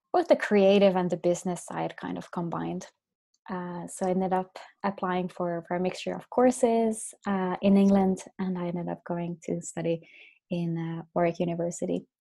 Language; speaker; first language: English; non-native, fluent; Finnish